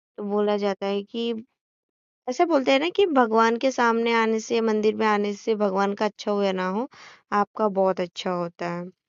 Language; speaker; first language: Hindi; non-native, local second language; Assamese